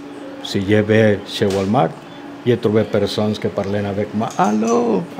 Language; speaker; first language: French; non-native, learner; Spanish